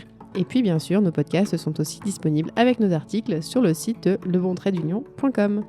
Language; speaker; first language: French; native; French